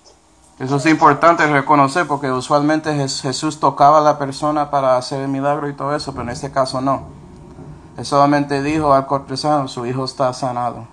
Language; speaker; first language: Spanish; non-native, fluent; English